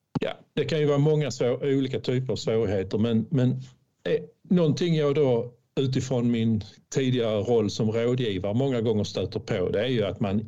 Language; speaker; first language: Swedish; native; Swedish